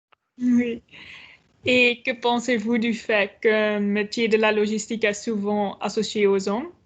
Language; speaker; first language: French; non-native, learner; Dutch